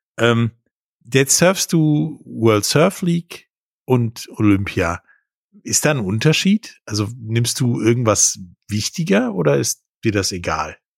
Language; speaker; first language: German; native; German